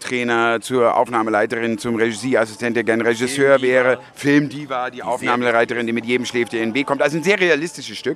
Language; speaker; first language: German; native; German